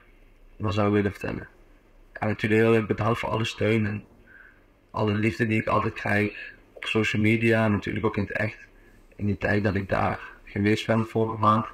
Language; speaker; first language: Dutch; native; Dutch